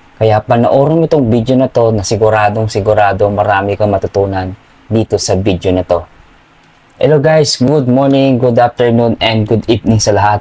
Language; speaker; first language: Filipino; non-native, local second language; Pampanga